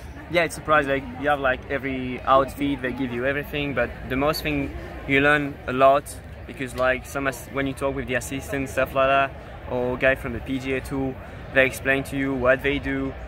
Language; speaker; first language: English; non-native, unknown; French